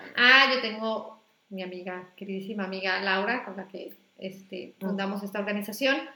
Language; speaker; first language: Spanish; native; Spanish